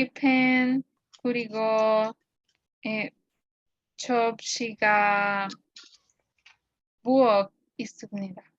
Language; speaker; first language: Korean; non-native, learner; Spanish